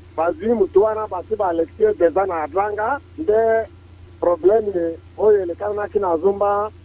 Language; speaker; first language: Lingala; non-native, local second language; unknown